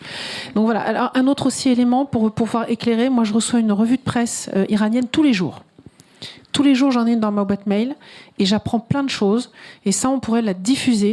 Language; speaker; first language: French; native; French